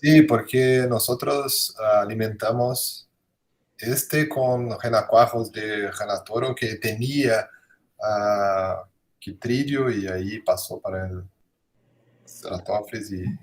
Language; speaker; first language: Spanish; non-native, fluent; Portuguese